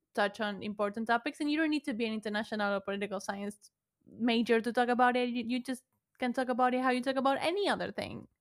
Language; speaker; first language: English; non-native, fluent; Spanish